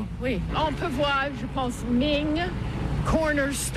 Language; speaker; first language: French; non-native, fluent; English